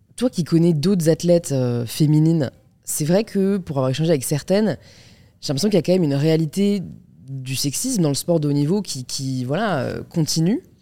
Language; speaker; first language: French; native; French